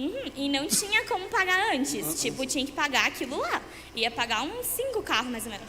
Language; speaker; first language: Portuguese; native; Portuguese